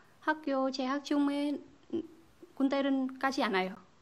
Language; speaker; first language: Korean; non-native, fluent; Vietnamese